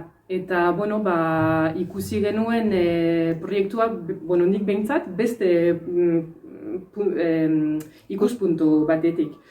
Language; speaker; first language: Basque; non-native, fluent; French